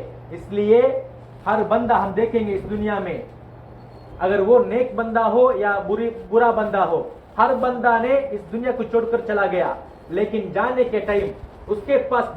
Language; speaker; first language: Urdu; non-native, fluent; Tamil